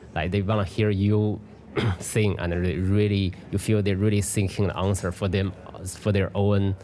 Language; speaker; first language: English; non-native, fluent; Chinese